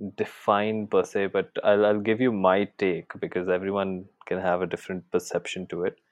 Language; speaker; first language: English; non-native, local second language; Hindi